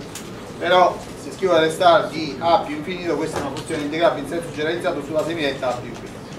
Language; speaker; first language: Italian; native; Italian